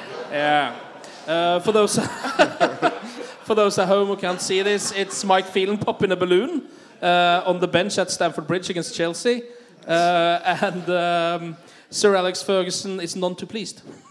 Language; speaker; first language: English; non-native, fluent; Norwegian